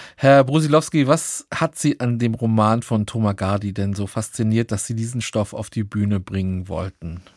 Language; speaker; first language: German; native; German